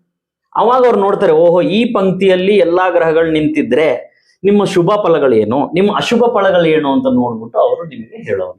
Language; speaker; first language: Kannada; native; Kannada